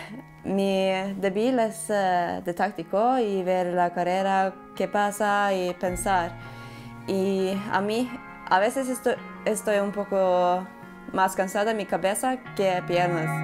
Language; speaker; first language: Spanish; non-native, learner; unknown